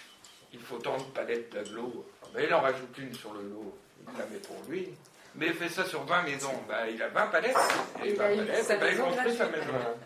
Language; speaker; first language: French; native; French